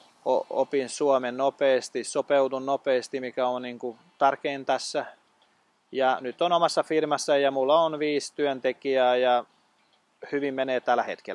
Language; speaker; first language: Finnish; non-native, fluent; Bosnian